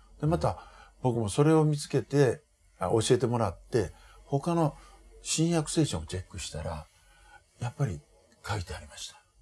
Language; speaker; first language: Japanese; native; Japanese